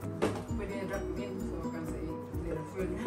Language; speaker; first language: Swedish; non-native, learner; Filipino